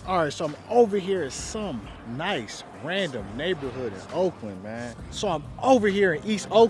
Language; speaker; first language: English; native; English